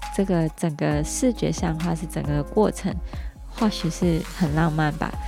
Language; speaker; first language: Chinese; non-native, local second language; Cantonese